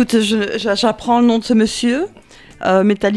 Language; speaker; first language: French; native; French